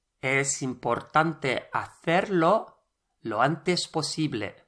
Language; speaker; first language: Spanish; non-native, fluent; English